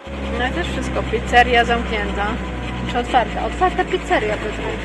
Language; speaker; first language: Polish; native; Polish